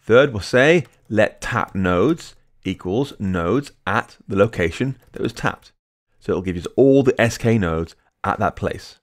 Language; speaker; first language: English; native; English